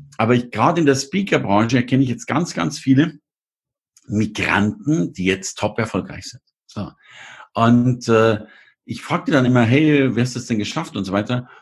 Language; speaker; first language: German; native; German